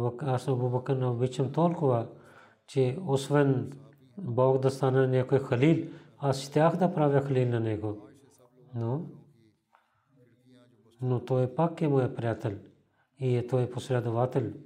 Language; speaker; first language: Bulgarian; non-native, learner; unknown